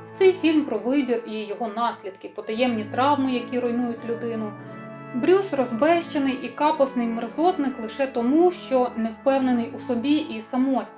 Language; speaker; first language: Ukrainian; native; Ukrainian